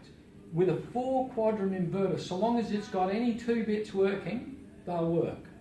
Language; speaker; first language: English; native; English